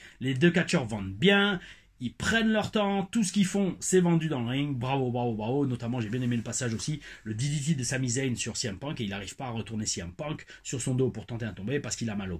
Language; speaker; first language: French; native; French